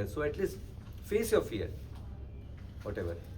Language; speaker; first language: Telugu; non-native, learner; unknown